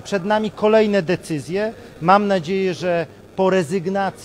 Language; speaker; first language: Polish; native; Polish